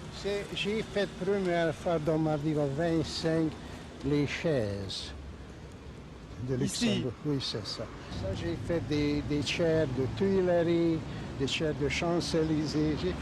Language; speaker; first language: French; non-native, learner; Hungarian